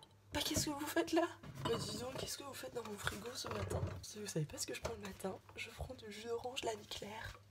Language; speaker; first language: French; native; French